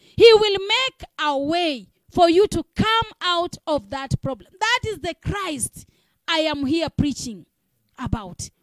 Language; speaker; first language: English; non-native, local second language; Swahili